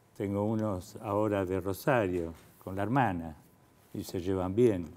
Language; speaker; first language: Spanish; native; Spanish